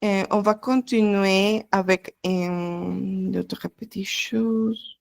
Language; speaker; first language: French; non-native, fluent; Spanish